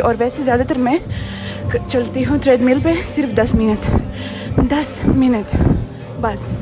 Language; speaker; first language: Hindi; non-native, fluent; Russian